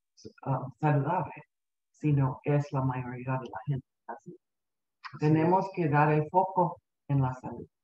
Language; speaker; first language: Spanish; early bilingual, heritage; Spanish